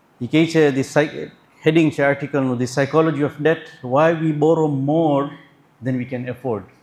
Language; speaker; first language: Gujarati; early bilingual, heritage; Gujarati